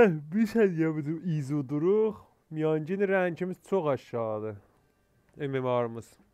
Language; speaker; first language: Persian; non-native, local second language; Azerbaijani